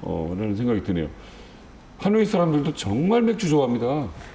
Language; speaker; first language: Korean; native; Korean